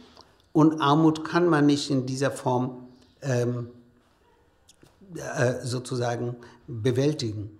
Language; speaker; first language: German; non-native, fluent; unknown